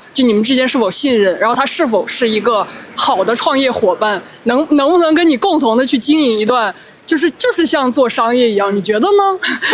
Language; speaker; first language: Chinese; native; Chinese